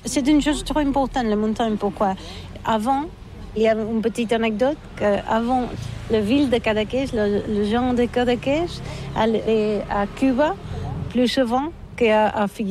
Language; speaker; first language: French; non-native, learner; Catalan